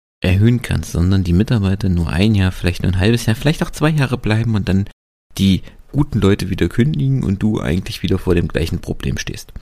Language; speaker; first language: German; native; German